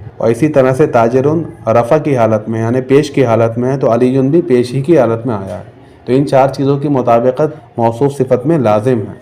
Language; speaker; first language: Urdu; native; Urdu